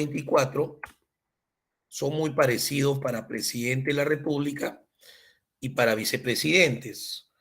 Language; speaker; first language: Spanish; native; Spanish